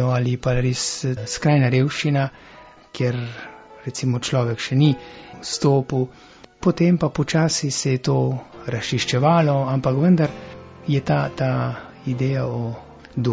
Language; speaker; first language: Slovenian; early bilingual, heritage; Slovenian